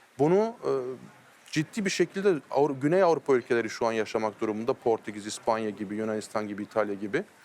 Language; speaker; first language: Turkish; early bilingual, heritage; Turkish